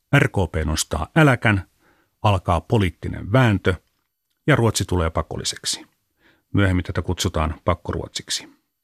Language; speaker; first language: Finnish; native; Finnish